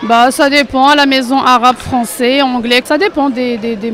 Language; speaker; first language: French; non-native, fluent; Arabic